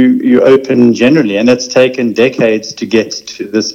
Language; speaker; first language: English; native; English